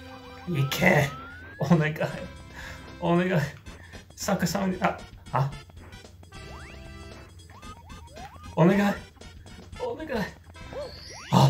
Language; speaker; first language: Japanese; non-native, learner; English